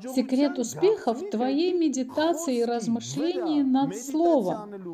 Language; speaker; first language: Russian; non-native, local second language; Armenian